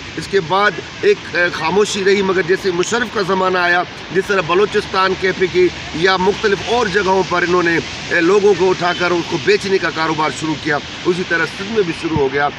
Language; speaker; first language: Urdu; non-native, local second language; Sindhi